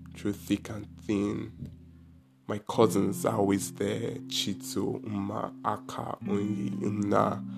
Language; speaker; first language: English; non-native, local second language; Igbo